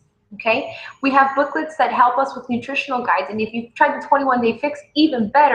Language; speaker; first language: English; native; English